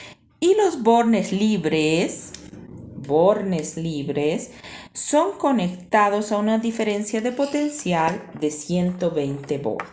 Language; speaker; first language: Spanish; native; Spanish